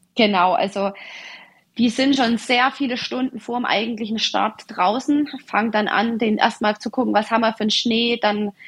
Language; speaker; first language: German; native; German